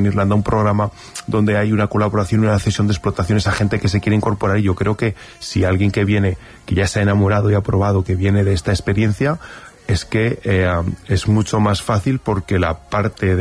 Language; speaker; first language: Spanish; native; Spanish